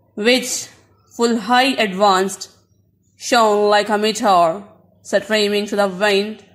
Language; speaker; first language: English; non-native, local second language; Urdu